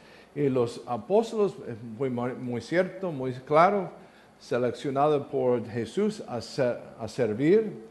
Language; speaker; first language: Spanish; non-native, learner; English